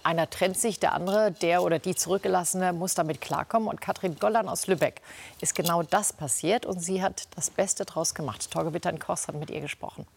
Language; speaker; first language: German; native; German